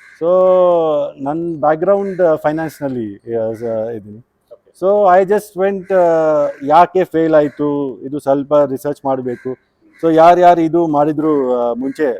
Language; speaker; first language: Kannada; non-native, local second language; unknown